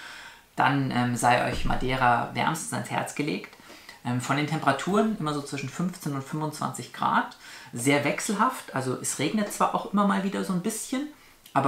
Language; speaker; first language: German; native; German